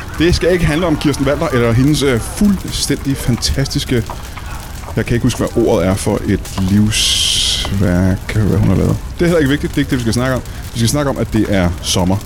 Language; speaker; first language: Danish; native; Danish